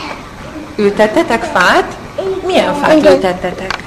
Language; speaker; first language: Hungarian; non-native, learner; Hebrew